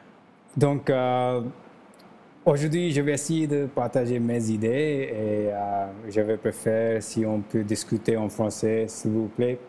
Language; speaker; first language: French; non-native, learner; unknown